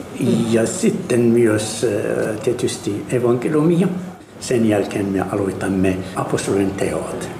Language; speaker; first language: Finnish; non-native, fluent; Arabic